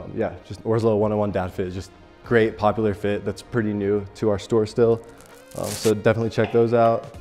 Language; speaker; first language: English; native; English